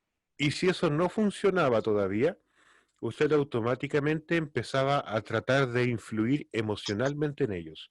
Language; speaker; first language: Spanish; native; Spanish